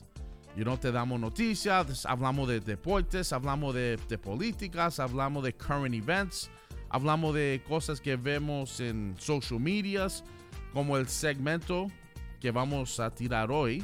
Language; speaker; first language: Spanish; early bilingual, heritage; Spanish